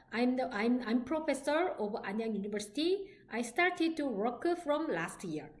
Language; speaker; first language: English; non-native, fluent; Korean